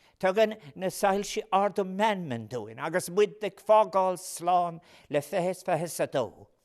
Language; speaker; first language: Irish; non-native, local second language; English